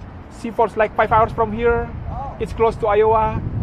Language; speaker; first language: English; non-native, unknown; Indonesian